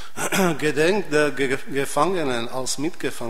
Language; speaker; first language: German; non-native, fluent; Czech